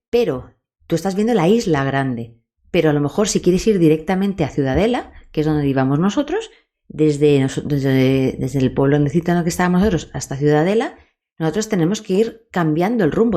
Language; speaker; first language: Spanish; native; Spanish